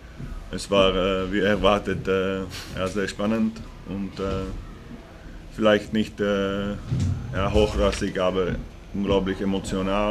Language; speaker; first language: German; non-native, fluent; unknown